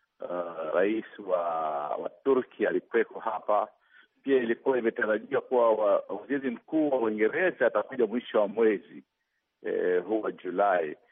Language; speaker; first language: Swahili; native; Swahili